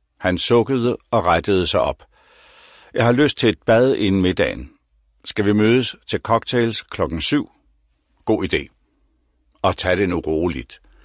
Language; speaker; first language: Danish; native; Danish